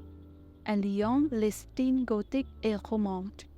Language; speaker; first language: French; non-native, fluent; Vietnamese